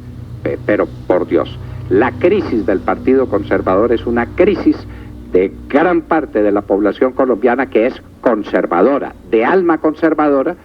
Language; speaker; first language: Spanish; native; Spanish